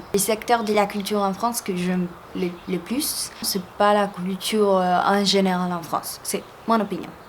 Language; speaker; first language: French; non-native, fluent; Spanish